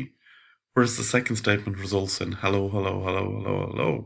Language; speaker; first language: English; native; English